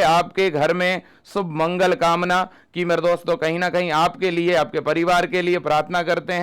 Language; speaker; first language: Hindi; native; Hindi